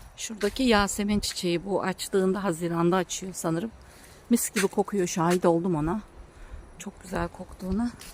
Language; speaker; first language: Turkish; native; Turkish